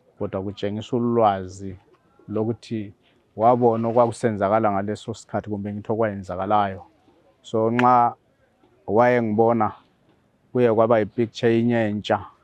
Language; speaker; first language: Zulu; native; Zulu